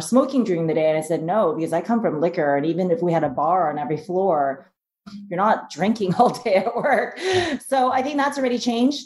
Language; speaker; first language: English; native; English